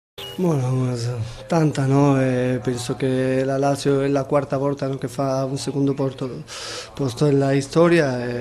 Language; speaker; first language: Italian; non-native, fluent; Spanish